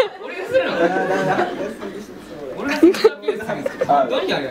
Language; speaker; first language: Norwegian; non-native, learner; Japanese